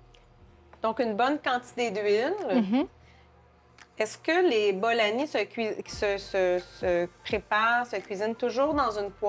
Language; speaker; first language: French; native; French